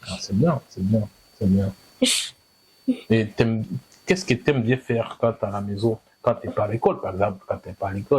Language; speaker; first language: French; non-native, fluent; Kinyarwanda